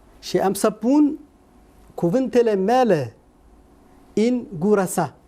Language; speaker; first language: Romanian; non-native, fluent; Arabic